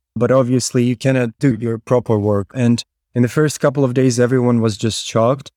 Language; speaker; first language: English; non-native, fluent; Ukrainian